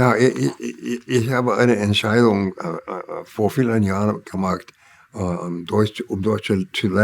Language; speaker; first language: German; non-native, learner; English